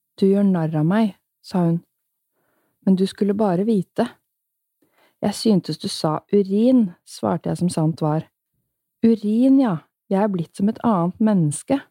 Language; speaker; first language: Norwegian; native; Norwegian